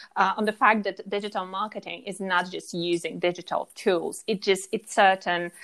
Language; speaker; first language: English; non-native, fluent; Polish